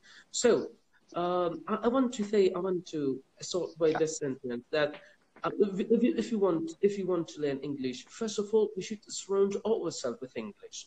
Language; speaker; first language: English; non-native, fluent; Persian